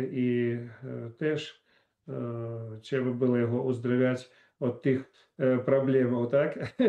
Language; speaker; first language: Polish; non-native, fluent; Russian